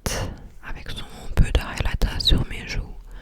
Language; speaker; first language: French; non-native, fluent; English